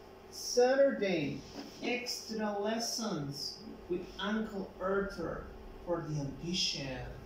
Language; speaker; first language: English; non-native, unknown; Spanish